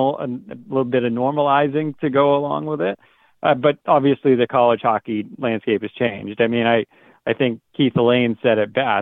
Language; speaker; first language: English; native; English